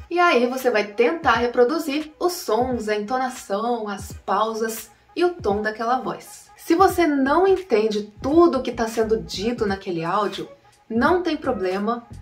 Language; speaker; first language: Portuguese; native; Portuguese